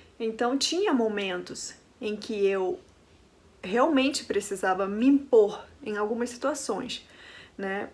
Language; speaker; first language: Portuguese; non-native, fluent; Spanish